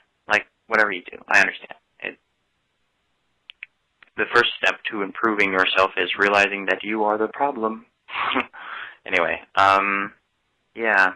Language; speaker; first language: English; native; English